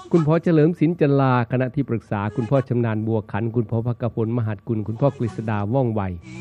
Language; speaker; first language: Thai; native; Thai